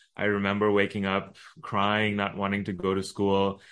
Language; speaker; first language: English; early bilingual, other home language; Arabic